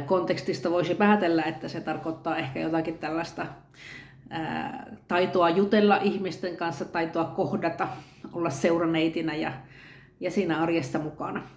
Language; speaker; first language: Finnish; native; Finnish